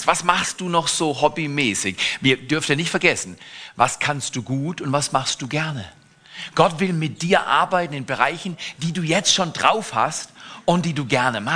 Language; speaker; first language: German; native; German